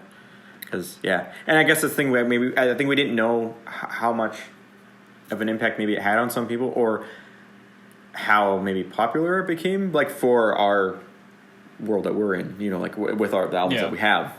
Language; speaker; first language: English; native; English